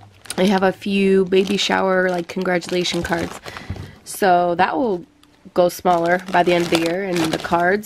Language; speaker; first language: English; native; English